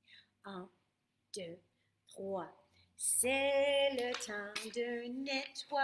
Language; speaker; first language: French; non-native, fluent; English